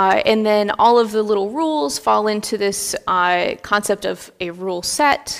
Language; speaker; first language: English; native; English